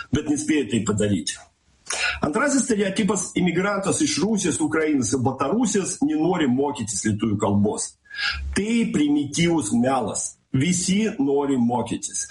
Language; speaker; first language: Lithuanian; non-native, local second language; Russian